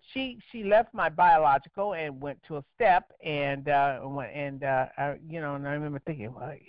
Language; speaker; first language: English; native; English